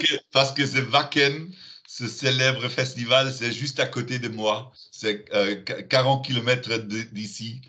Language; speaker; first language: French; non-native, learner; German